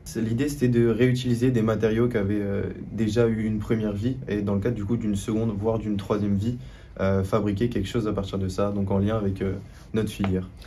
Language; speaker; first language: French; native; French